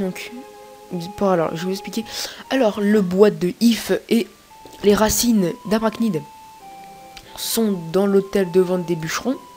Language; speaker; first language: French; native; French